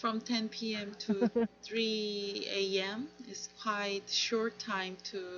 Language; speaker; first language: English; non-native, learner; Korean